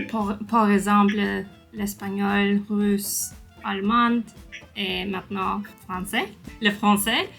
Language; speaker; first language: French; non-native, learner; English